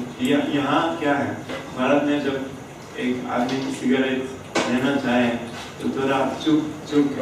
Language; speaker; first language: Hindi; non-native, fluent; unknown